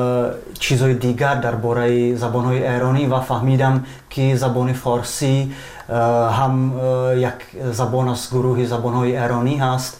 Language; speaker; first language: Persian; non-native, fluent; Czech